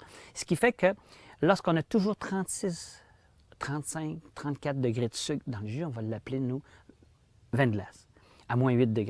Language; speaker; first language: French; native; French